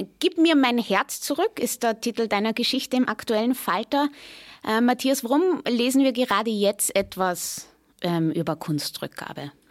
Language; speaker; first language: German; native; German